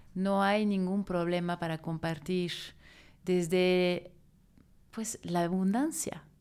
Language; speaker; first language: Spanish; non-native, fluent; French